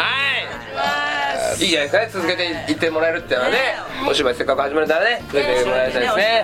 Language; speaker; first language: Japanese; native; Japanese